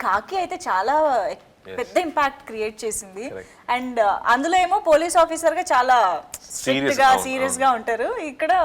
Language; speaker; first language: Telugu; native; Telugu